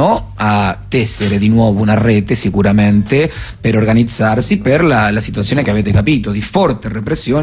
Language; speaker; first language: Italian; native; Italian